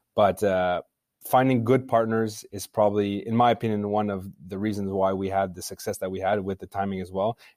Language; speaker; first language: English; native; English